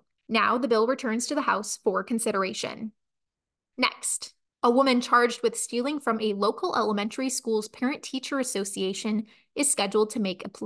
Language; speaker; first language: English; native; English